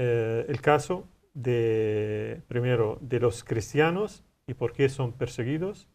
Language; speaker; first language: Spanish; non-native, learner; Arabic